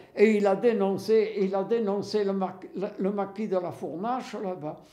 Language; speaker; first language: French; native; French